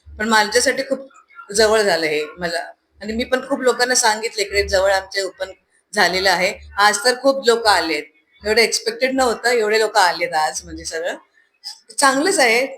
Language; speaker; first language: Marathi; non-native, local second language; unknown